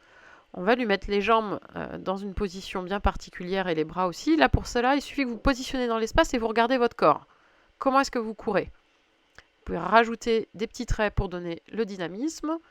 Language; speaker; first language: French; native; French